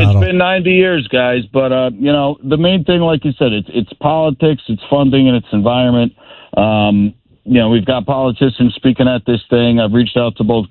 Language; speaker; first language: English; native; English